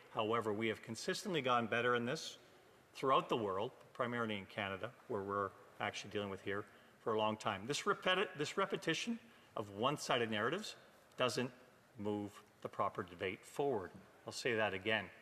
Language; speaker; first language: English; native; English